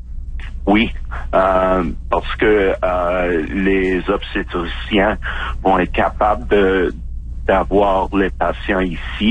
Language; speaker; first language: French; non-native, fluent; English